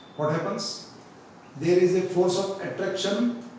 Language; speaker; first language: English; non-native, local second language; Marathi